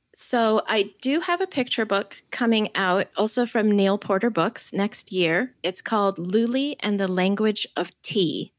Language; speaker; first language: English; early bilingual, other home language; Chinese